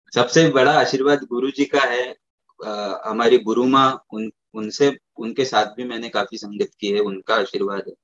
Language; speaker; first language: Hindi; native; Hindi